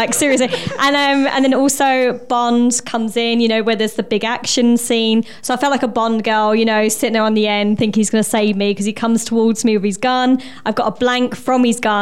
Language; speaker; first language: English; native; English